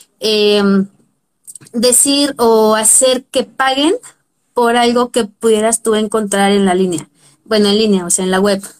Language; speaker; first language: Spanish; native; Spanish